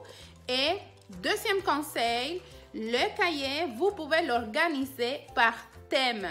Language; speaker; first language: French; non-native, fluent; Spanish